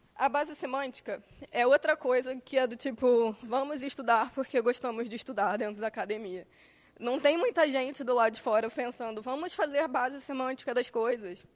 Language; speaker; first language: Portuguese; native; Portuguese